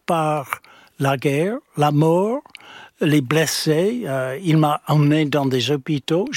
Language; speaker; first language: French; non-native, fluent; English